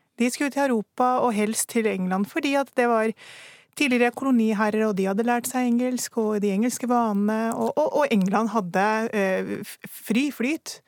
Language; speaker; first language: Norwegian; early bilingual, other home language; Urdu